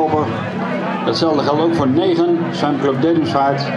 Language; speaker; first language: Dutch; native; Dutch